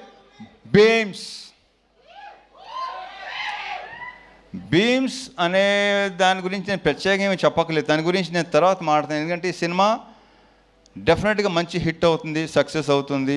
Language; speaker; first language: Telugu; native; Telugu